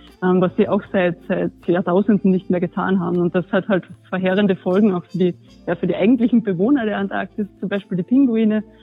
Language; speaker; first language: German; native; German